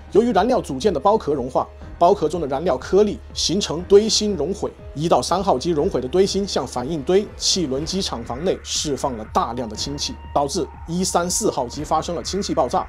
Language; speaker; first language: Chinese; native; Chinese